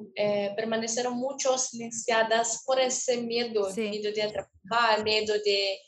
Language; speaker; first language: Spanish; non-native, learner; Portuguese